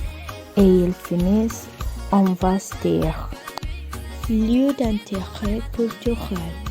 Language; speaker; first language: French; non-native, learner; Spanish